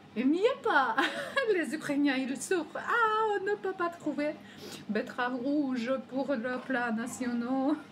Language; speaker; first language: French; non-native, learner; Ukrainian